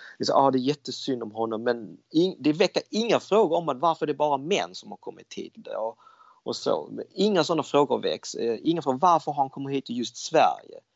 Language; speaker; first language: Swedish; early bilingual, other home language; Cantonese